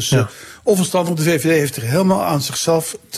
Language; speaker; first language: Dutch; native; Dutch